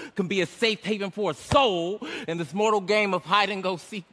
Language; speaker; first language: English; native; English